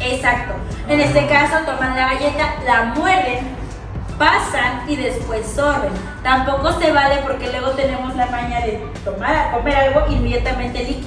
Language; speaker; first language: Spanish; native; Spanish